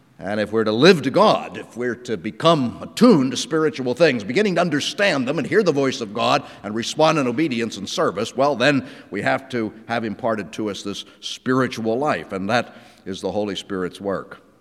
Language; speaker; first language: English; native; English